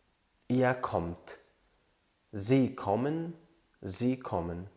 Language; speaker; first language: German; non-native, fluent; Tajik